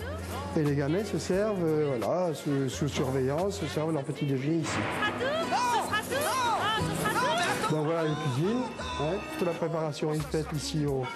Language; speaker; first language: French; native; French